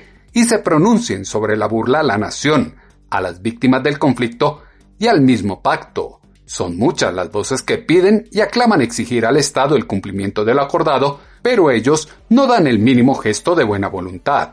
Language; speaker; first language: Spanish; native; Spanish